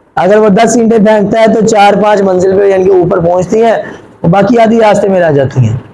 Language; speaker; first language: Urdu; non-native, local second language; Punjabi